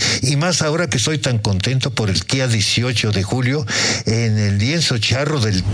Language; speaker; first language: Spanish; native; Spanish